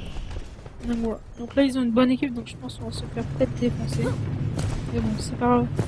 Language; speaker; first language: French; native; French